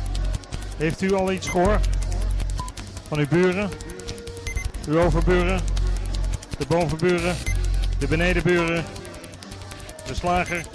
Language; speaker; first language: Dutch; native; Dutch